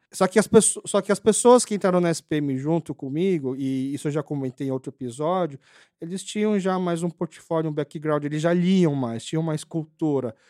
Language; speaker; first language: Portuguese; early bilingual, other home language; Korean